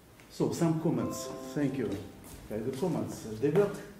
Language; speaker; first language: English; non-native, fluent; Russian